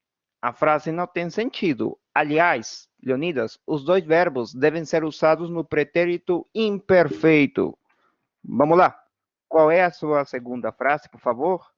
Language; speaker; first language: Portuguese; non-native, fluent; Spanish